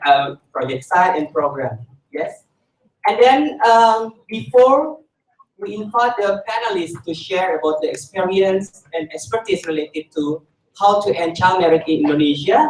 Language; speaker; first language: English; non-native, learner; Indonesian